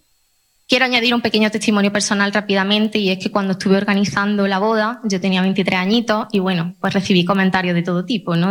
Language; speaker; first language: Spanish; native; Spanish